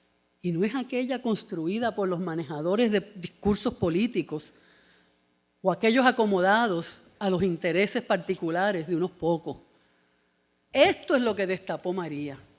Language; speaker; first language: Spanish; native; Spanish